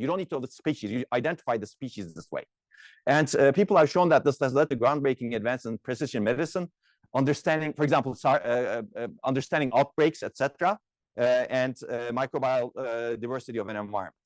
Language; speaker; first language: English; non-native, fluent; Turkish